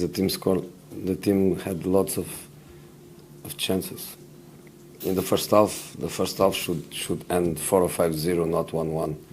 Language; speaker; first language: English; non-native, fluent; Portuguese